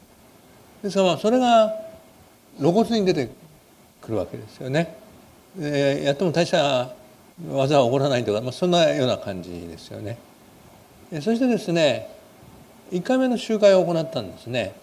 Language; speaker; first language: Japanese; native; Japanese